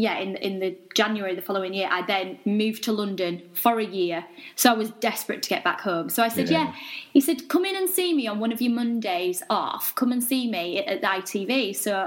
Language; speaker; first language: English; native; English